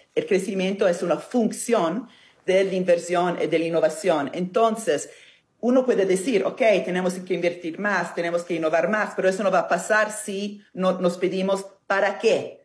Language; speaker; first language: Spanish; non-native, fluent; Italian